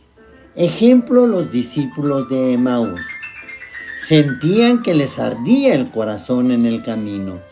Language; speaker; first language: Spanish; native; Spanish